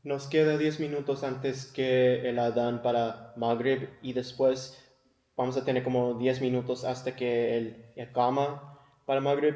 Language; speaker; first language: Spanish; early bilingual, heritage; English